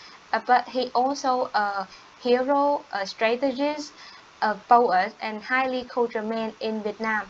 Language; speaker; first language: English; non-native, learner; Vietnamese